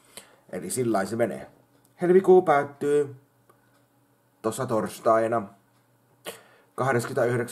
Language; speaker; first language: Finnish; native; Finnish